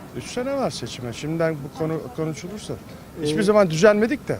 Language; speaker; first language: Turkish; native; Turkish